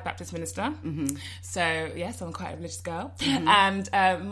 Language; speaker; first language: English; native; English